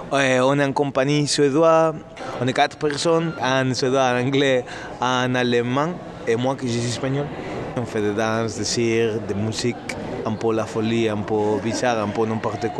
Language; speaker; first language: French; non-native, learner; Spanish